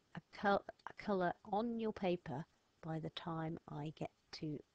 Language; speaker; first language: English; native; English